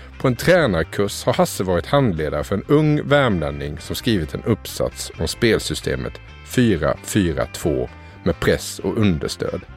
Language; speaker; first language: Swedish; native; Swedish